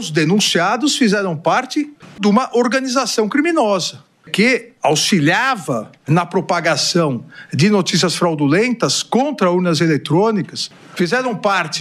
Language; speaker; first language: Portuguese; native; Portuguese